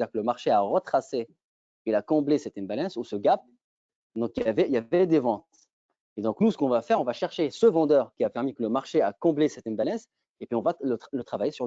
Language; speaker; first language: French; native; French